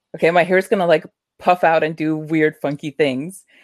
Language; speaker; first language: English; early bilingual, other home language; Spanish